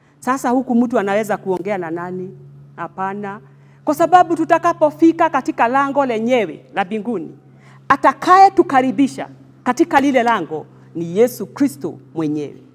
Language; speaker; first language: Swahili; non-native, local second language; Kikuyu